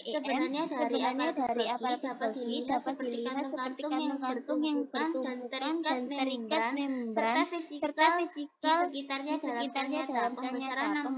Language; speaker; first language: Indonesian; native; Indonesian